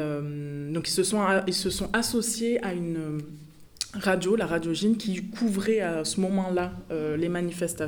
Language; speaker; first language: French; native; French